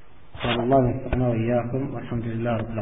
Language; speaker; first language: Arabic; native; Arabic